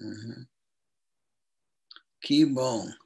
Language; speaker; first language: Portuguese; non-native, fluent; English